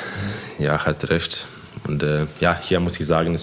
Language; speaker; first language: German; non-native, fluent; Croatian